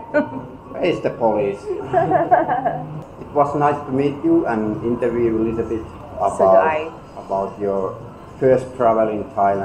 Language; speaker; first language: English; non-native, learner; Finnish